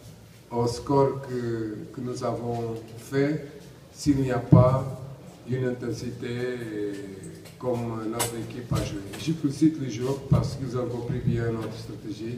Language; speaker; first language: French; non-native, learner; Portuguese